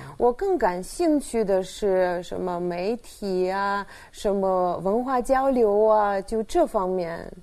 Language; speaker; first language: Chinese; non-native, fluent; Russian